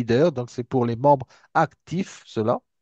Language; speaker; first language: French; native; French